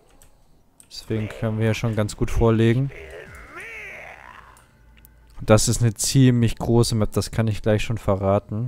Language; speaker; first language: German; native; German